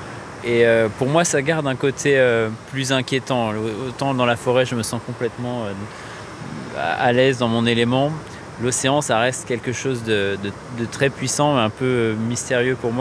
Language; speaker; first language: French; native; French